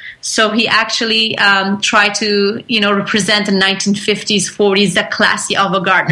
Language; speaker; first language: English; non-native, fluent; Persian